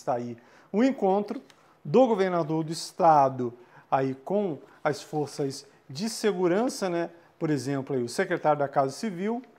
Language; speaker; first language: Portuguese; native; Portuguese